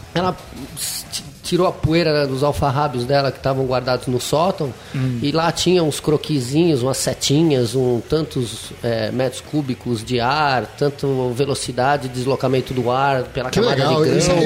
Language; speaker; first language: Portuguese; non-native, fluent; French